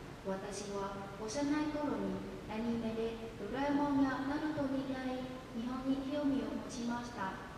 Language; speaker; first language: Japanese; non-native, fluent; Vietnamese